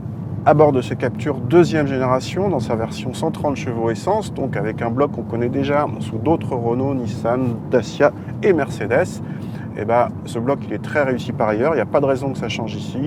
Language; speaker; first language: French; native; French